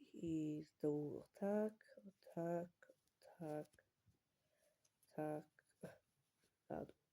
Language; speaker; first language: Polish; early bilingual, heritage; Polish